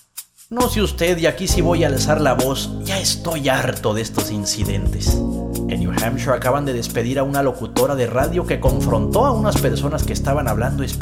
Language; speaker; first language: Spanish; native; Spanish